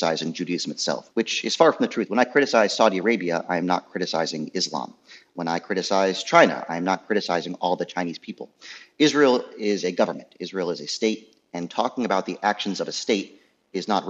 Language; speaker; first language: English; native; English